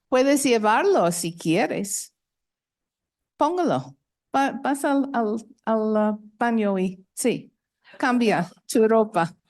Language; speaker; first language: Spanish; non-native, learner; English